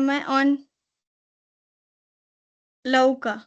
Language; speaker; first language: Finnish; non-native, learner; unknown